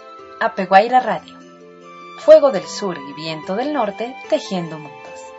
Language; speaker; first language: Spanish; native; Spanish